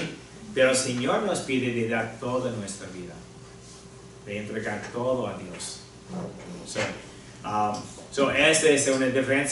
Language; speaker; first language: Spanish; non-native, fluent; English